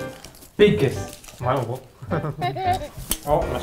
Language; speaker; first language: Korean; non-native, learner; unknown